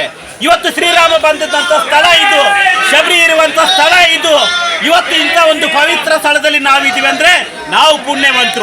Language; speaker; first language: Kannada; native; Kannada